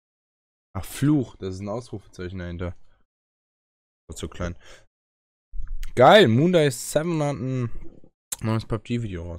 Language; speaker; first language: German; native; German